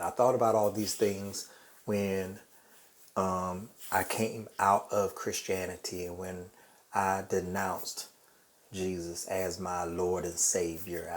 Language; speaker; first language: English; native; English